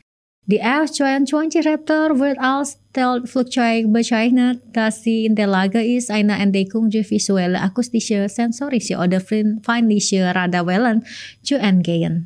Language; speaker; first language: German; non-native, fluent; Indonesian